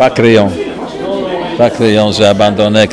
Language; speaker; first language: French; non-native, fluent; Polish